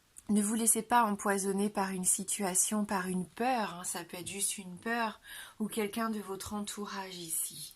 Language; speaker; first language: French; native; French